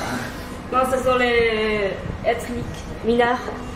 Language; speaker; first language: French; non-native, learner; Chinese